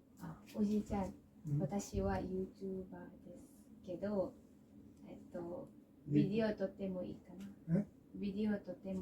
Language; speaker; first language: Japanese; non-native, learner; Mizo